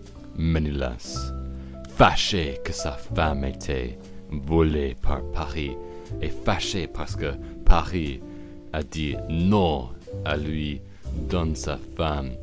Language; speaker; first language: French; non-native, learner; English